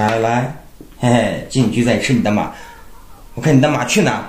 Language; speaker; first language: Chinese; native; Chinese